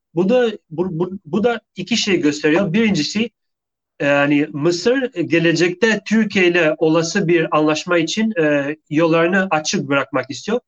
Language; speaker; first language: Turkish; non-native, fluent; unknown